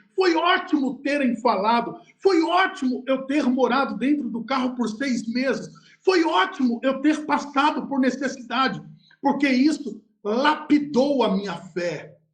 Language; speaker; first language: Portuguese; native; Portuguese